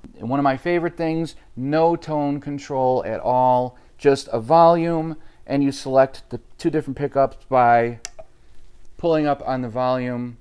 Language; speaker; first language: English; native; English